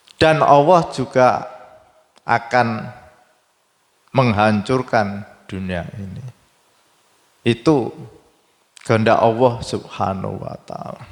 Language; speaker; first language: Indonesian; native; Indonesian